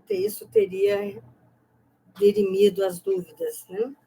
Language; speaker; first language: Portuguese; native; Portuguese